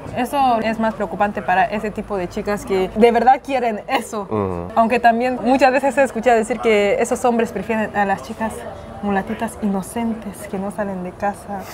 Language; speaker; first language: Spanish; non-native, local second language; Russian